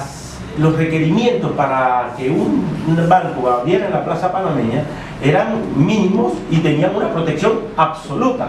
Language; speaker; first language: Spanish; native; Spanish